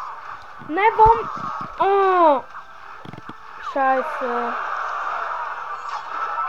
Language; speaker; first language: German; early bilingual, other home language; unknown